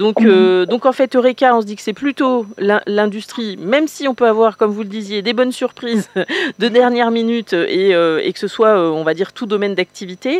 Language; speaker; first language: French; native; French